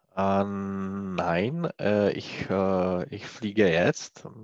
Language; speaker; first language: German; non-native, learner; Czech